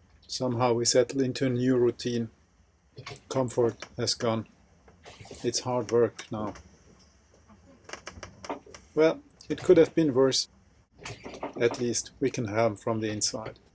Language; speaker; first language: English; non-native, fluent; German